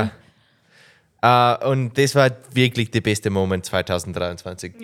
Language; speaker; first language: German; non-native, learner; English